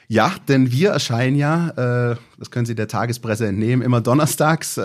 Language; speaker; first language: German; native; German